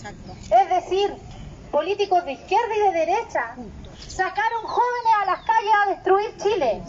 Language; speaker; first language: Spanish; native; Spanish